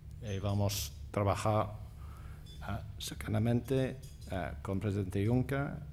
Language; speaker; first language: Spanish; non-native, fluent; English